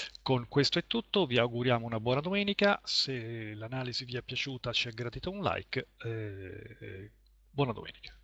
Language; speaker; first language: Italian; native; Italian